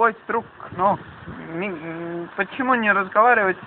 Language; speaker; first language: Russian; non-native, learner; Estonian